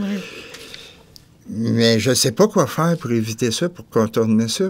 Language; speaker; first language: French; native; French